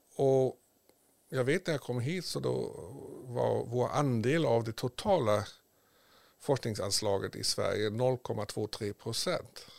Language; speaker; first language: Swedish; native; Swedish